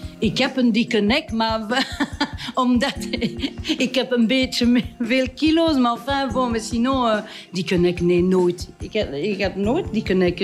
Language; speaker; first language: Dutch; non-native, local second language; French